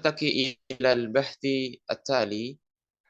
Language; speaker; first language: Arabic; non-native, learner; Indonesian